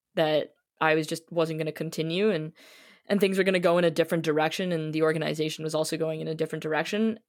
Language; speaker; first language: English; native; English